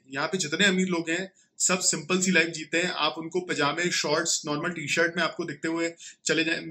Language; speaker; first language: Hindi; native; Hindi